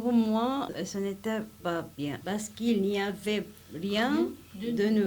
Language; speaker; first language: French; non-native, learner; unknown